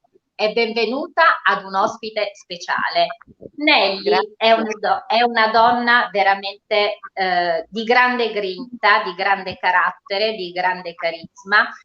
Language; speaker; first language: Italian; native; Italian